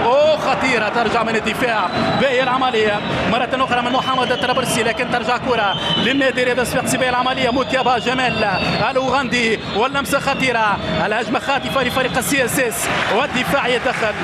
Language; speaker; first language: Arabic; native; Arabic